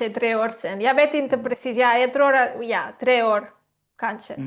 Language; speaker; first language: Swedish; non-native, learner; Spanish